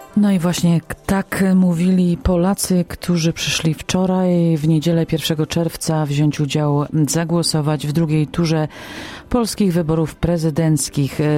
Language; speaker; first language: Polish; native; Polish